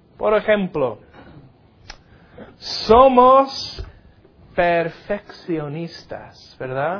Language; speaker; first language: Spanish; non-native, learner; English